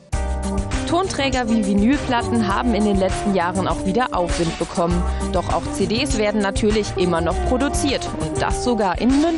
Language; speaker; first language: German; native; German